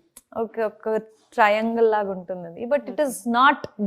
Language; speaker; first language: Telugu; non-native, fluent; Kannada